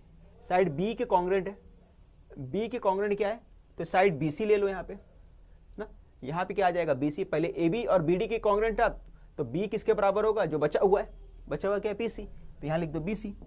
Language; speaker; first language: Hindi; native; Hindi